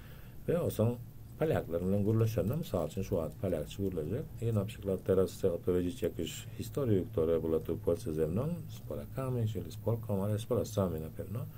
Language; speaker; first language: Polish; non-native, learner; Turkmen